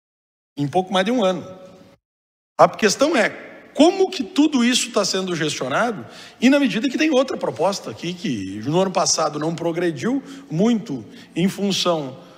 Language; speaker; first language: Portuguese; native; Portuguese